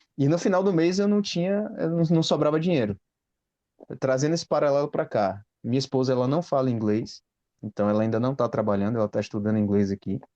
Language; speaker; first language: Portuguese; native; Portuguese